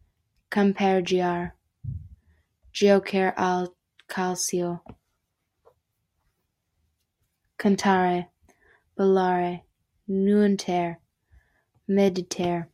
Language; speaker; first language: Italian; non-native, learner; Spanish